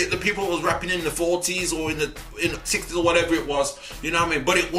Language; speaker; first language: English; native; English